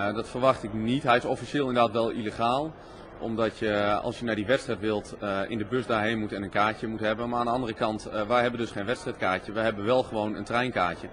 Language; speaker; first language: Dutch; native; Dutch